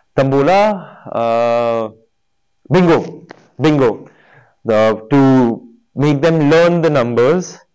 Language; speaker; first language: English; non-native, local second language; Hindi